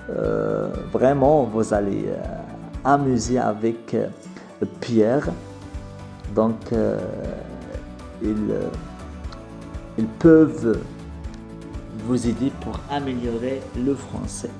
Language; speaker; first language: French; non-native, fluent; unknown